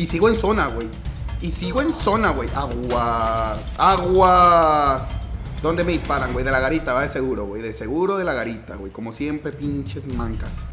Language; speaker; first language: Spanish; native; Spanish